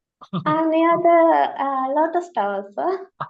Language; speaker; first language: English; non-native, learner; Tamil